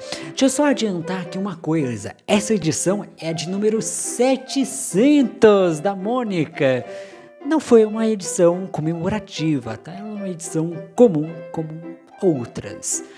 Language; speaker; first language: Portuguese; native; Portuguese